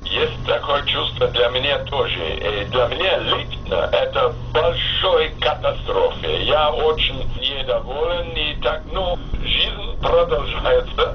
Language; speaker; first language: Russian; non-native, fluent; English